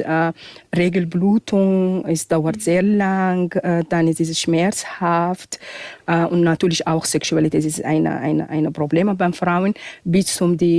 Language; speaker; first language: German; non-native, fluent; Arabic